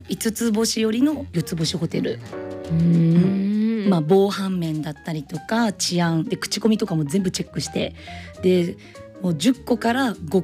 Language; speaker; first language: Japanese; native; Japanese